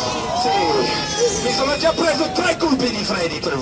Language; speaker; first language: Italian; non-native, fluent; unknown